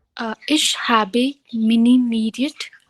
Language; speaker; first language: German; non-native, learner; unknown